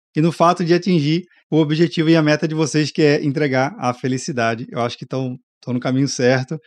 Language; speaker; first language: Portuguese; native; Portuguese